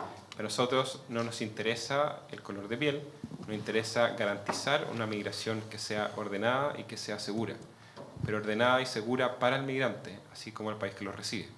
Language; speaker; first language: Spanish; native; Spanish